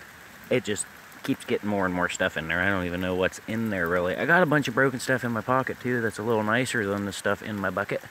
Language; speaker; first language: English; native; English